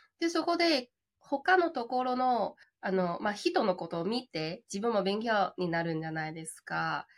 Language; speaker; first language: Japanese; non-native, fluent; Chinese